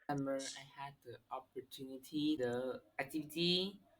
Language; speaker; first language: English; non-native, learner; Vietnamese